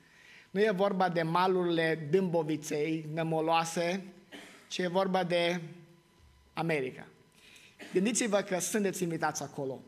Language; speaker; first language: Romanian; native; Romanian